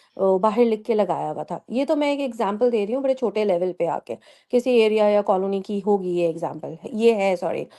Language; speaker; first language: Urdu; native; Urdu